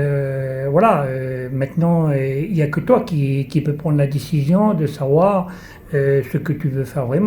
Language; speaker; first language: French; native; French